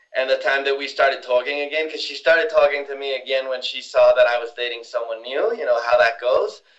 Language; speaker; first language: English; non-native, fluent; Spanish